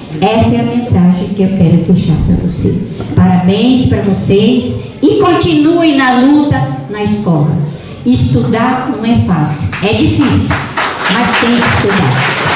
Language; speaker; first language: Portuguese; non-native, local second language; Guarani